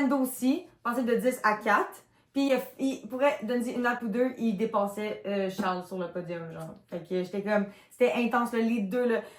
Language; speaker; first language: French; native; French